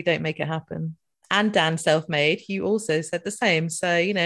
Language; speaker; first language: English; non-native, local second language; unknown